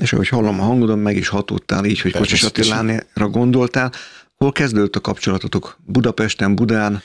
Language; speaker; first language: Hungarian; native; Hungarian